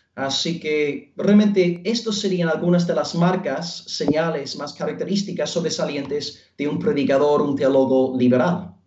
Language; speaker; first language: Spanish; non-native, fluent; English